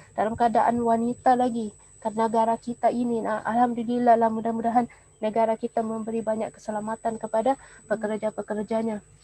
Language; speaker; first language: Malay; native; Malay